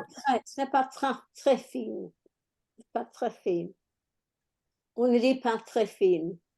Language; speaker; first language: French; non-native, learner; English